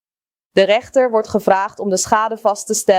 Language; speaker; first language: Dutch; native; Dutch